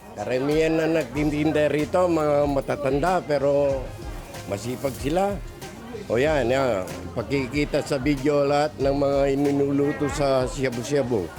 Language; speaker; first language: Filipino; non-native, local second language; Pampanga